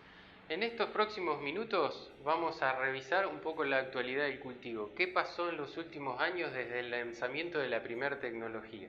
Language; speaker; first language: Spanish; native; Spanish